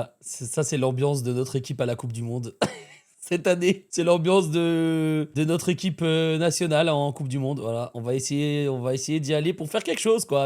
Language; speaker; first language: French; native; French